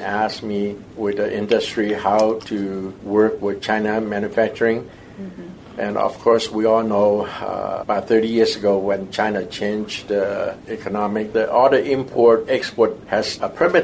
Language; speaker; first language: English; non-native, local second language; Cantonese